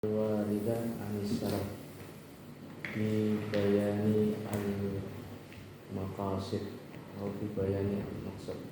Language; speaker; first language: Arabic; non-native, fluent; Indonesian